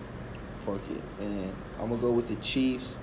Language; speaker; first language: English; native; English